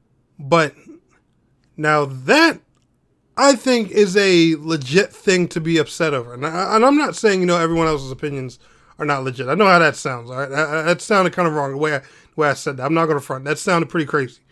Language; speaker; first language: English; native; English